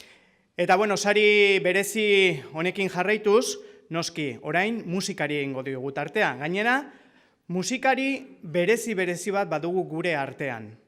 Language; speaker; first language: Basque; native; Basque